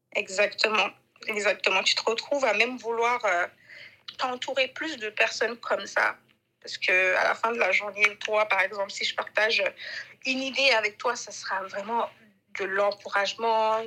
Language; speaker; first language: French; non-native, local second language; Bambara